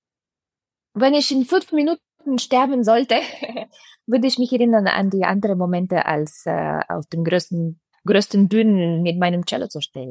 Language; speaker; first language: German; non-native, fluent; Russian